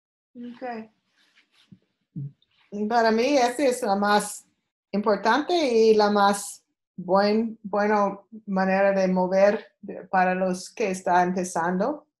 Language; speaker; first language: Spanish; non-native, learner; English